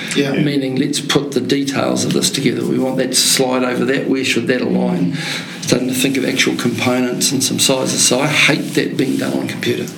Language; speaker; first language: English; native; English